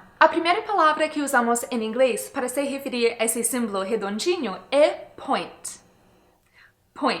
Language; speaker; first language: Portuguese; non-native, fluent; English